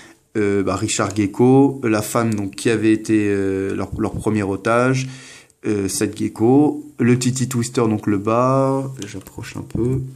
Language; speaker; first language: French; native; French